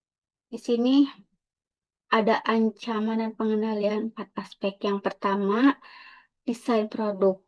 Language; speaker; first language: Indonesian; native; Indonesian